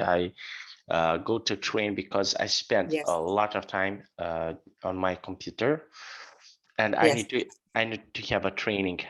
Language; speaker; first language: English; non-native, fluent; Serbian